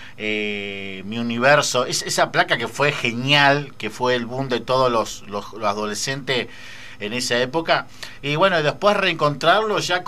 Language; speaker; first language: Spanish; native; Spanish